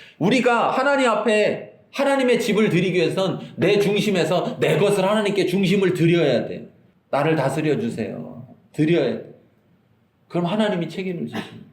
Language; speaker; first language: Korean; native; Korean